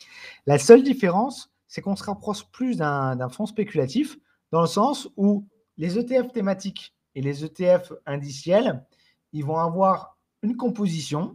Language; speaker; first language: French; native; French